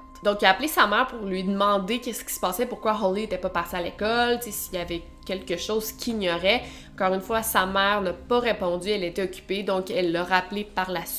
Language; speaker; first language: French; native; French